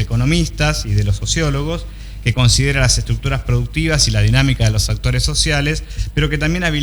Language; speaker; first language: Spanish; native; Spanish